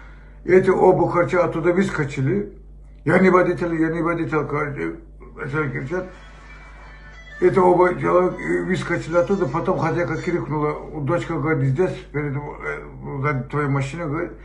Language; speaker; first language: Russian; non-native, local second language; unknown